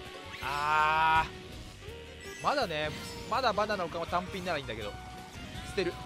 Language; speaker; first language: Japanese; native; Japanese